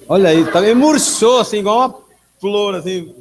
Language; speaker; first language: Portuguese; native; Portuguese